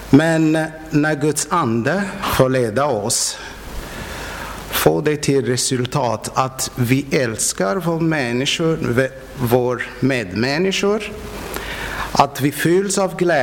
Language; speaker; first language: Swedish; non-native, fluent; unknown